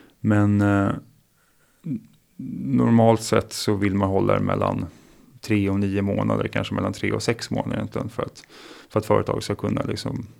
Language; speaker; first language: Swedish; native; Swedish